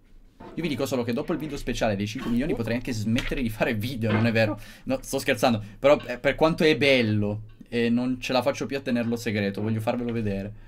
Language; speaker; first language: Italian; native; Italian